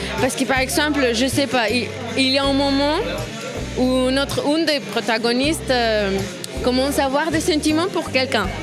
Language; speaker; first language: French; non-native, fluent; Spanish